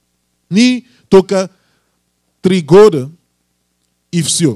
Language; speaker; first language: Russian; non-native, learner; English